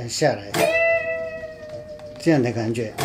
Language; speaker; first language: Chinese; non-native, fluent; Japanese